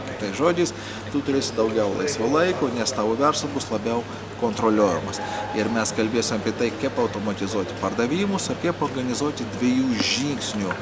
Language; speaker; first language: Lithuanian; native; Lithuanian